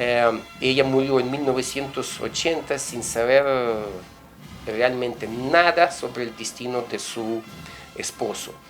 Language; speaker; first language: Spanish; non-native, fluent; Russian